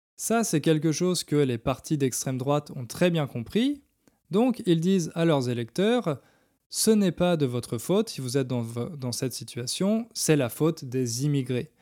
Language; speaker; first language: French; native; French